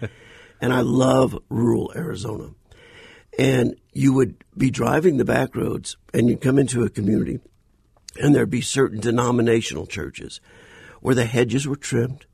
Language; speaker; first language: English; native; English